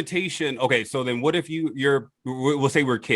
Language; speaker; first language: English; native; English